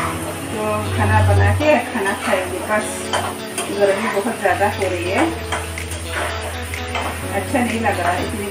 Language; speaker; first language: Hindi; non-native, local second language; Bangla